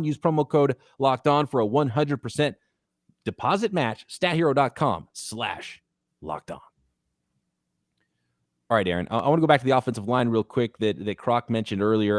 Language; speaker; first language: English; native; English